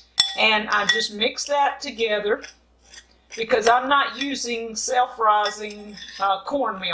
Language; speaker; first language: English; native; English